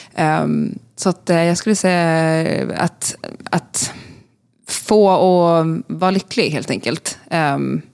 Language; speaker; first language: Swedish; native; Swedish